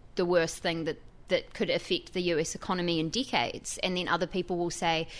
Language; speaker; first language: English; native; English